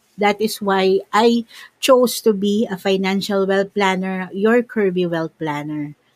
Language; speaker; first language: English; non-native, local second language; Filipino